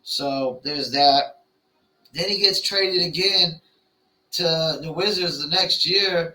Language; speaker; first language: English; native; English